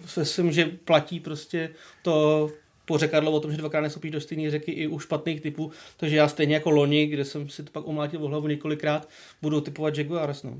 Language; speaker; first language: Czech; native; Czech